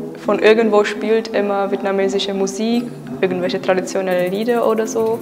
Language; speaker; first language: German; non-native, fluent; Czech